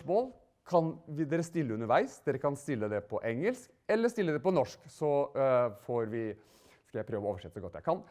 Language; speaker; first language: Norwegian; native; Norwegian